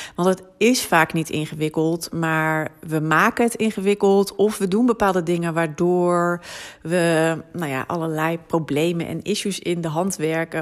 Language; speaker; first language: Dutch; native; Dutch